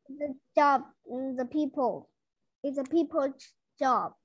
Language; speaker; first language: English; non-native, learner; Vietnamese